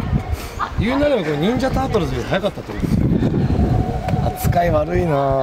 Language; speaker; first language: Japanese; native; Japanese